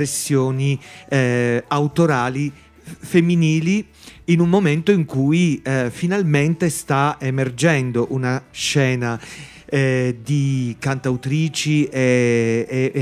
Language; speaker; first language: Italian; native; Italian